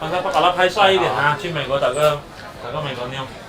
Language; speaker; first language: Chinese; native; Chinese